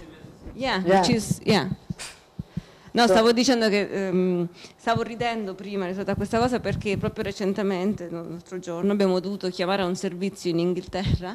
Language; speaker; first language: Italian; native; Italian